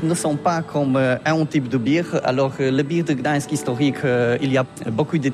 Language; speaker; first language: French; non-native, learner; Polish